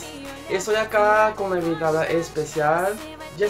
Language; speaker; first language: Spanish; non-native, fluent; Portuguese